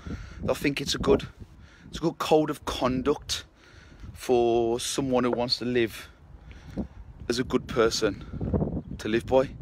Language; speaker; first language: English; native; English